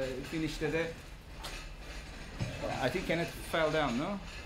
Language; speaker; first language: English; non-native, fluent; Turkish